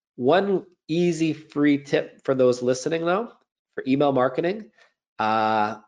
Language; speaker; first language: English; native; English